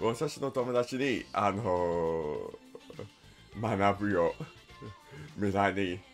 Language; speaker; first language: Japanese; non-native, learner; English